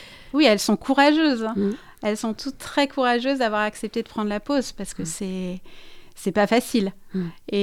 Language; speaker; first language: French; native; French